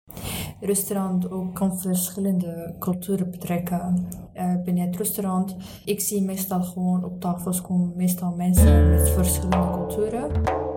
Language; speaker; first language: Dutch; early bilingual, other home language; Arabic